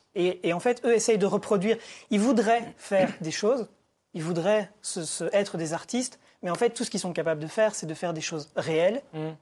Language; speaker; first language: French; native; French